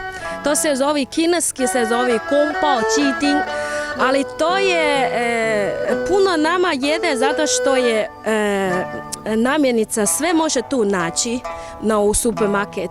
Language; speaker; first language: Bosnian; non-native, learner; Chinese